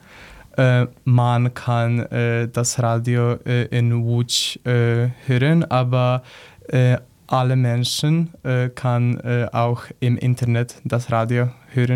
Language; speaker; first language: German; non-native, learner; Polish